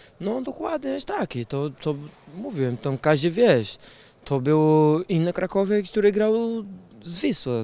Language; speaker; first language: Polish; non-native, learner; Portuguese